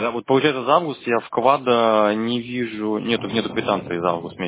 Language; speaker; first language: Russian; native; Russian